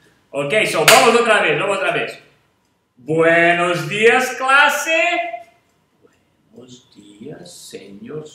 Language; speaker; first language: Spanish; non-native, fluent; English